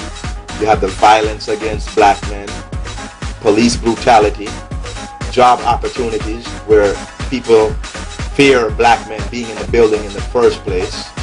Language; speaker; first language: English; native; English